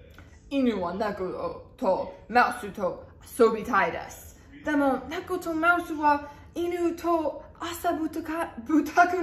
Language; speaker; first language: Japanese; non-native, learner; English